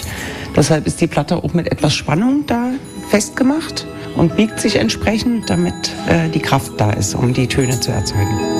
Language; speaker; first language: German; native; German